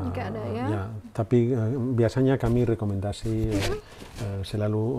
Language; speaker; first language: Indonesian; non-native, learner; Spanish